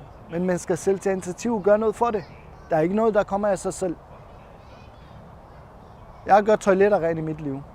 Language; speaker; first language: Danish; non-native, fluent; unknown